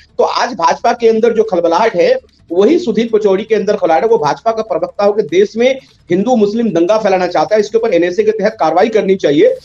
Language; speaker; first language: Hindi; native; Hindi